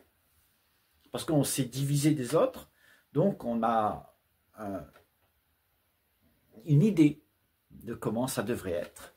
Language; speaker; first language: French; native; French